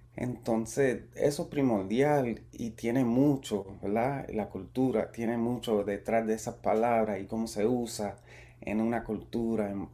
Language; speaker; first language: Spanish; early bilingual, heritage; Spanish